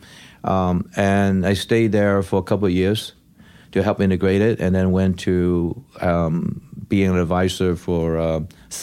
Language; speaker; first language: English; non-native, local second language; Cantonese